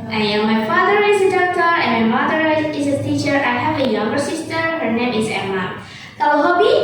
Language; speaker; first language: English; non-native, fluent; Indonesian